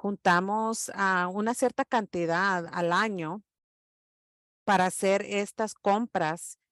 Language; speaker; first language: Spanish; early bilingual, heritage; English